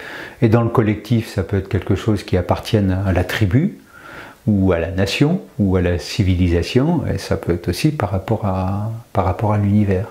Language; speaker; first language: French; native; French